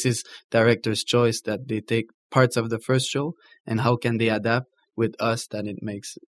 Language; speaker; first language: English; native; English